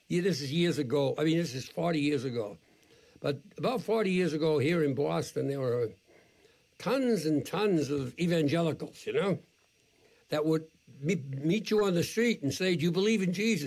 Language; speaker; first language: English; native; English